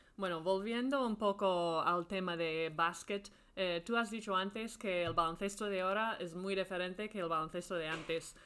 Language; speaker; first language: Spanish; non-native, fluent; English